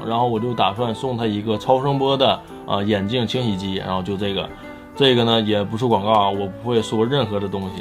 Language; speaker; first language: Chinese; native; Chinese